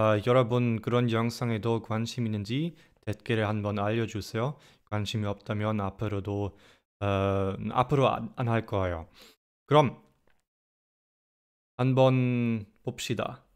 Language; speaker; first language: Korean; non-native, fluent; German